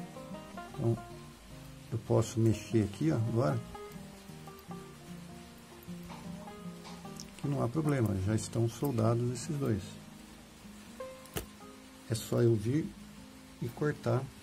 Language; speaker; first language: Portuguese; native; Portuguese